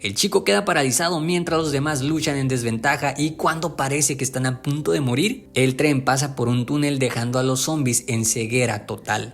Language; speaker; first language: Spanish; native; Spanish